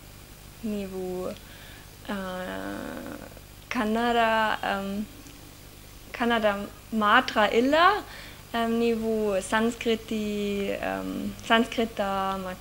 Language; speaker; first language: Kannada; non-native, learner; German